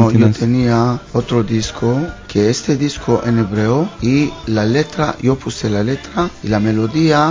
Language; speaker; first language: Spanish; non-native, learner; Hebrew